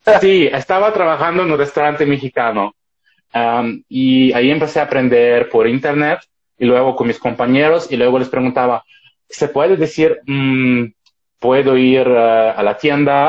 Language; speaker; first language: Spanish; non-native, fluent; Russian